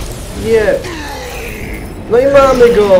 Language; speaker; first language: Polish; native; Polish